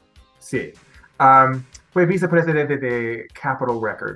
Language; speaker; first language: Spanish; non-native, fluent; English